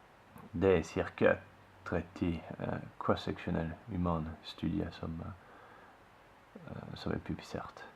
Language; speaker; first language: Norwegian; non-native, fluent; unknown